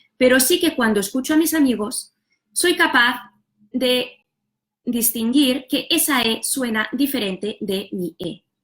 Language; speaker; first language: Spanish; non-native, local second language; Catalan